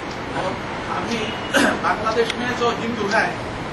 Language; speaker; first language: Hindi; non-native, learner; Bangla